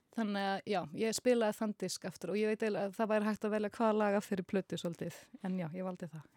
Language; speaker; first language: Icelandic; early bilingual, heritage; Icelandic